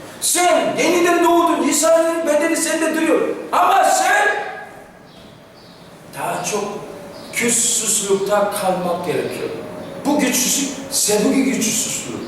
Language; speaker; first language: Turkish; non-native, fluent; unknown